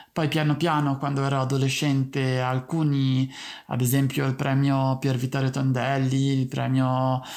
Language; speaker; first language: Italian; native; Italian